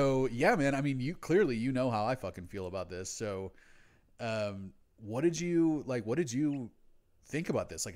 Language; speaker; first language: English; native; English